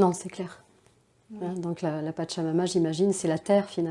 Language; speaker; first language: French; native; French